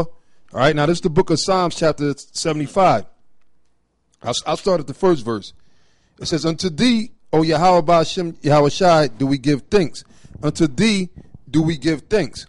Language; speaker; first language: English; native; English